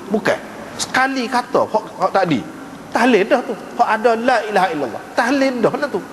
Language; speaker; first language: Malay; native; Malay